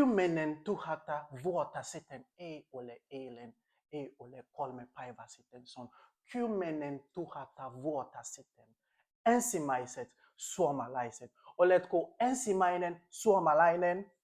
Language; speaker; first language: Finnish; non-native, learner; English